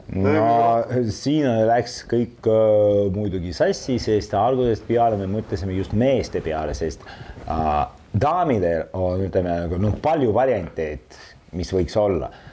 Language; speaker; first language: Estonian; non-native, fluent; Russian